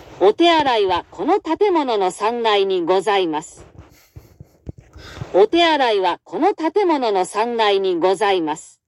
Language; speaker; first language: Japanese; non-native, learner; English